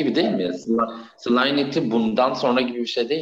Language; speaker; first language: Turkish; native; Turkish